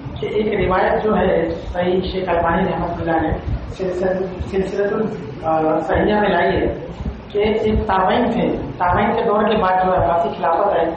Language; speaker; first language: Urdu; native; Urdu